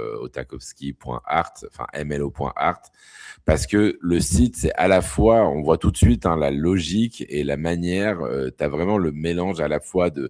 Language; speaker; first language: French; native; French